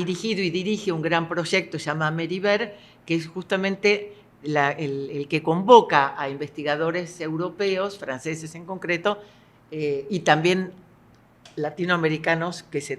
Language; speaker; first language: Spanish; native; Spanish